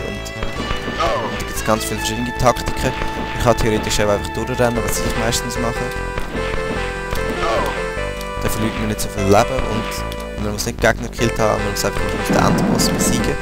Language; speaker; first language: German; native; German